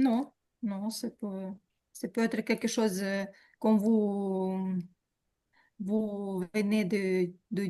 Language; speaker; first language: French; non-native, learner; Ukrainian